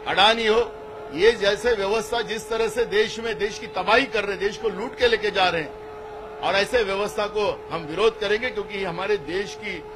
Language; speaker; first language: Hindi; non-native, local second language; Marathi